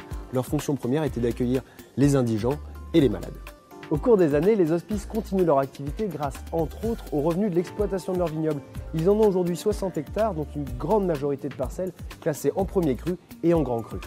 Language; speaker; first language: French; native; French